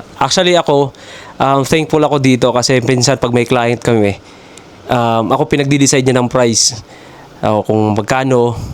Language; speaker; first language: Filipino; non-native, local second language; Waray